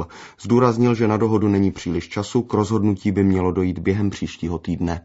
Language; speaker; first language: Czech; native; Czech